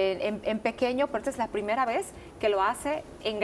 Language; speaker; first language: Spanish; native; Spanish